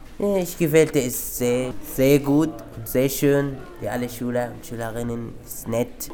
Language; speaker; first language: German; non-native, learner; Arabic